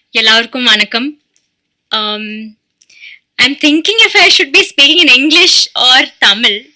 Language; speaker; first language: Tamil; non-native, learner; Malayalam